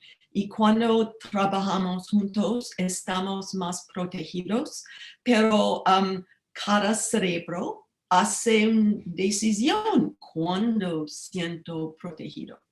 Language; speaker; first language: Spanish; non-native, learner; English